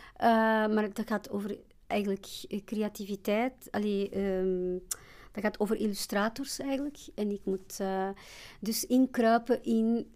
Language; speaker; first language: Dutch; non-native, fluent; Portuguese